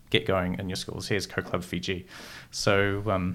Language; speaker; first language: English; native; English